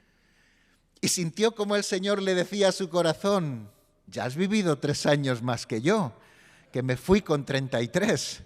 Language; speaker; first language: Spanish; native; Spanish